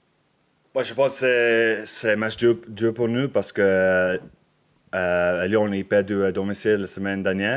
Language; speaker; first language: French; non-native, learner; English